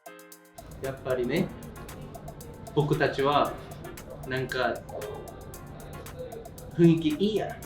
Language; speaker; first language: Japanese; non-native, learner; Korean